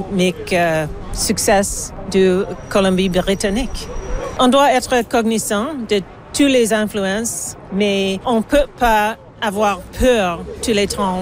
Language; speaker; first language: French; non-native, learner; Chinese